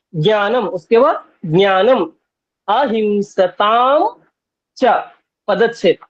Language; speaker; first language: Hindi; non-native, local second language; Bangla